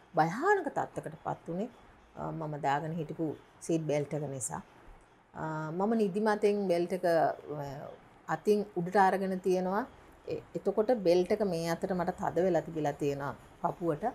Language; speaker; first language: Sinhala; native; Sinhala